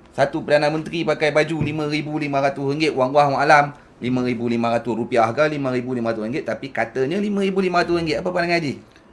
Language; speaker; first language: Malay; native; Malay